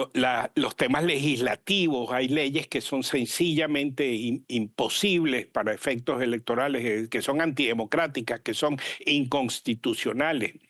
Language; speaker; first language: Spanish; native; Spanish